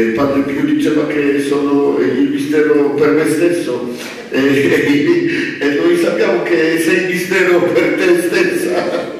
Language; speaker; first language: Italian; non-native, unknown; Polish